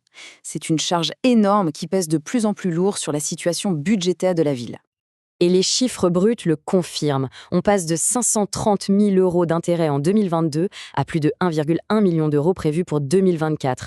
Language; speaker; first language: French; native; French